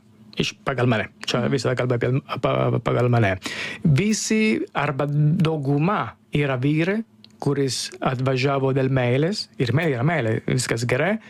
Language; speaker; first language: Lithuanian; non-native, fluent; Italian